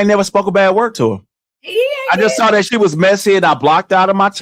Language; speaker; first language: English; native; English